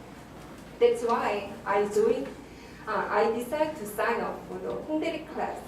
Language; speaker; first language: English; non-native, learner; Korean